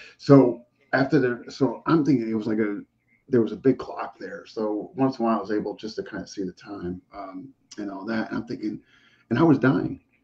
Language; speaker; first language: English; native; English